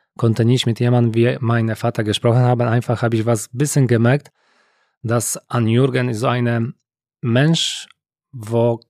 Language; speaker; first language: German; non-native, learner; Polish